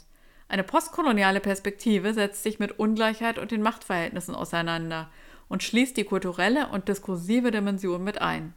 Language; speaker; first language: German; native; German